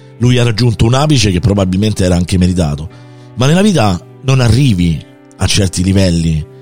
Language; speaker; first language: Italian; native; Italian